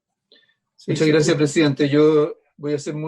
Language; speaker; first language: Spanish; native; Spanish